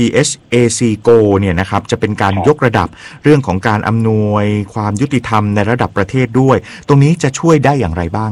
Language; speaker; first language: Thai; native; Thai